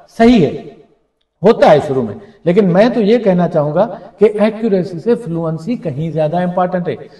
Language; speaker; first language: Urdu; non-native, local second language; Sindhi